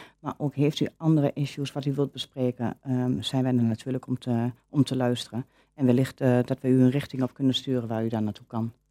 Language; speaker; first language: Dutch; native; Dutch